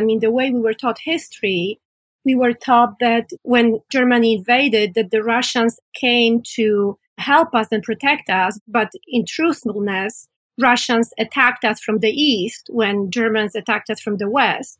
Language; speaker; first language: English; non-native, fluent; Polish